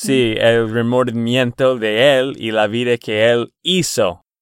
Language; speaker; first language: Spanish; non-native, learner; English